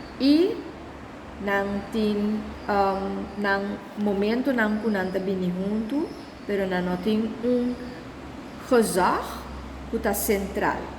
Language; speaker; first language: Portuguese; non-native, learner; Papiamento